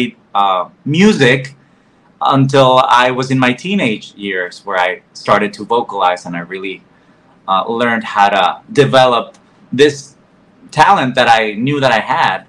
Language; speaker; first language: English; non-native, fluent; Spanish